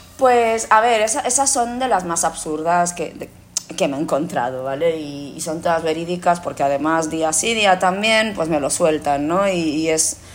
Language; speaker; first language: Spanish; early bilingual, other home language; Korean